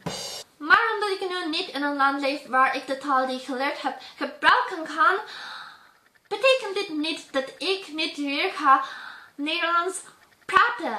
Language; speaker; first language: Dutch; non-native, learner; German